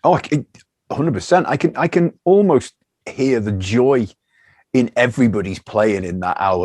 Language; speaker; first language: English; native; English